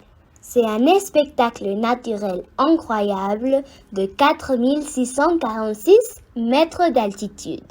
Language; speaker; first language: French; non-native, fluent; Spanish